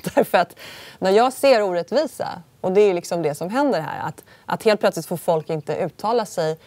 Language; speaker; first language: Swedish; early bilingual, other home language; Polish